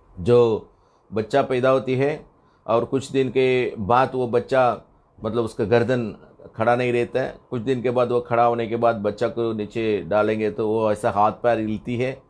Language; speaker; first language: Hindi; non-native, local second language; Tamil